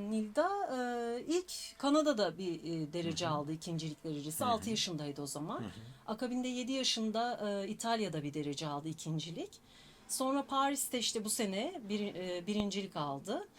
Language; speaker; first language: Turkish; native; Turkish